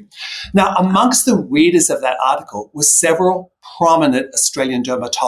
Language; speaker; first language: English; native; English